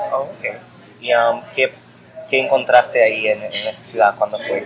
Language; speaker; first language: Spanish; early bilingual, heritage; English